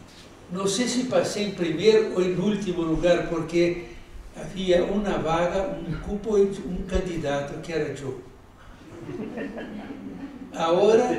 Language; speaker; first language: Spanish; non-native, fluent; Portuguese